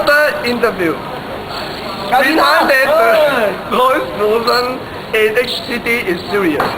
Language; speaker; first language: English; non-native, learner; Cantonese